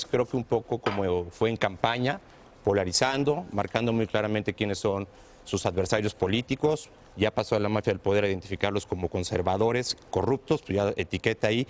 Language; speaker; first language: Spanish; native; Spanish